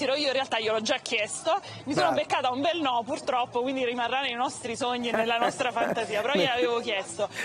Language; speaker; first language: Italian; native; Italian